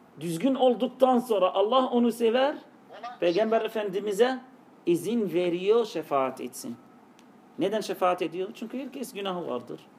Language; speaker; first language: Turkish; non-native, fluent; Arabic